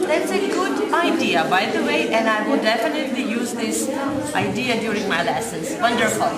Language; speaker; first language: English; non-native, fluent; Ukrainian